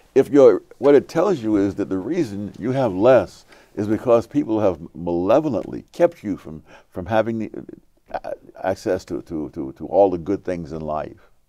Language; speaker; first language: English; native; English